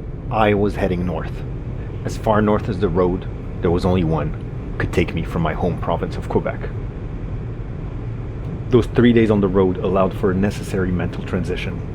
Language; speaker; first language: English; non-native, local second language; French